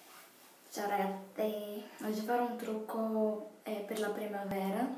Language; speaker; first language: Italian; non-native, fluent; Portuguese